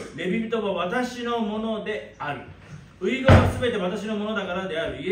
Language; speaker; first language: Japanese; native; Japanese